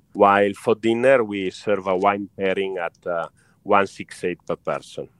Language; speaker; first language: English; non-native, fluent; Italian